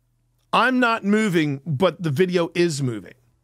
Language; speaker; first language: English; native; English